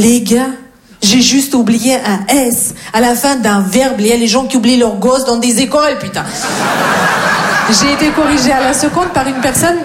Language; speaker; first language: French; non-native, fluent; Russian